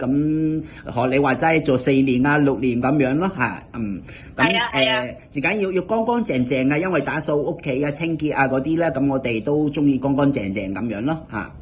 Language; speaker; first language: Cantonese; native; Cantonese